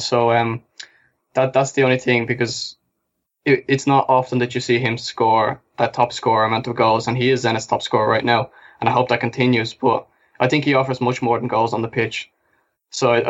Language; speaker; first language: English; native; English